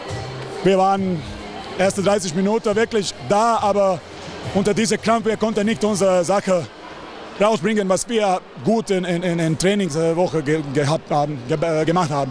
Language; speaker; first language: German; non-native, fluent; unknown